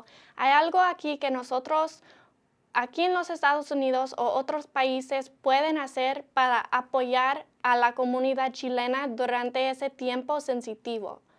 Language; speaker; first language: Spanish; non-native, learner; English